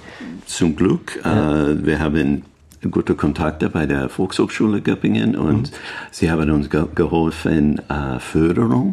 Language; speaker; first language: German; non-native, learner; English